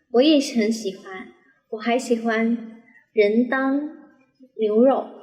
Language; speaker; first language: Chinese; non-native, fluent; Indonesian